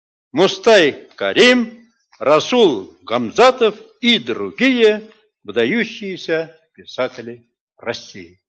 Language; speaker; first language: Russian; non-native, local second language; Bashkir